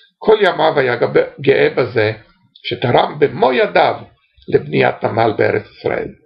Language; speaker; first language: Hebrew; early bilingual, other home language; Romanian